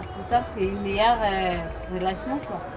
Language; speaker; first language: French; native; French